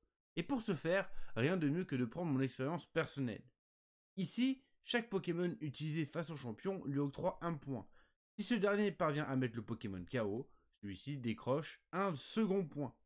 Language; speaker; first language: French; native; French